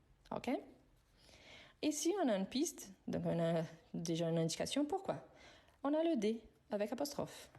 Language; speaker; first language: French; non-native, fluent; Arabic